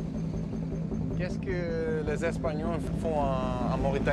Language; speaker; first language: French; non-native, learner; Dutch